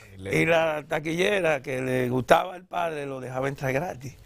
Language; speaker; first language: Spanish; native; Spanish